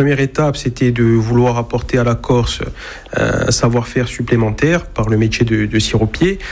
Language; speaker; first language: French; native; French